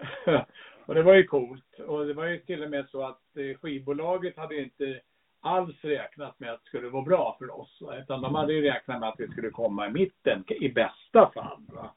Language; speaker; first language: Swedish; early bilingual, other home language; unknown